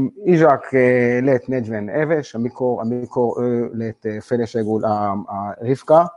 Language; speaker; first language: Hungarian; non-native, learner; Hebrew